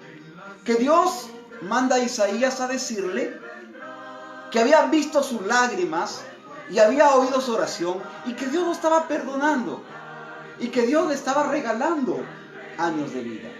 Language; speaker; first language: Spanish; native; Spanish